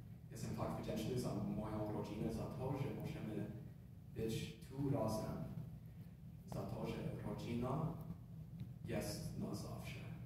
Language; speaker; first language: Polish; non-native, fluent; English